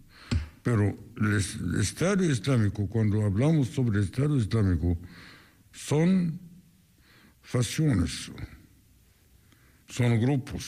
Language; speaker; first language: Spanish; non-native, fluent; Arabic